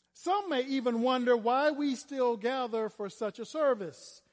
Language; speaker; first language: English; native; English